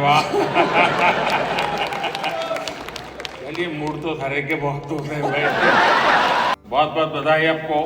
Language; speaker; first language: Hindi; native; Hindi